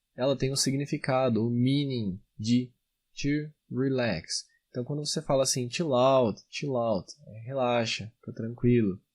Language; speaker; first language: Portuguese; native; Portuguese